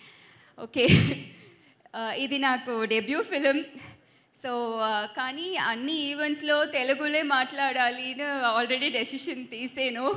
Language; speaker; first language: Telugu; non-native, learner; Tamil